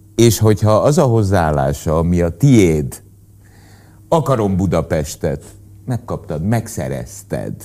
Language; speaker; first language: Hungarian; native; Hungarian